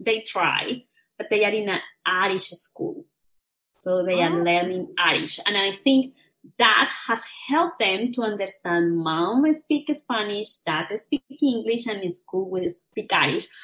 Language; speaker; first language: English; non-native, fluent; Spanish